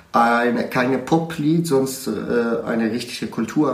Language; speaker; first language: German; non-native, learner; Arabic